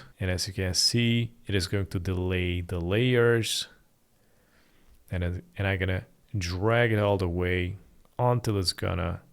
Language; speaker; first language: English; non-native, fluent; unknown